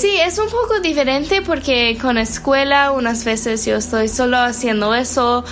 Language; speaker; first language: Spanish; non-native, learner; English